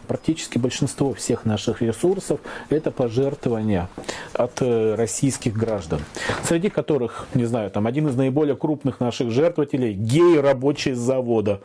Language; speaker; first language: Russian; native; Russian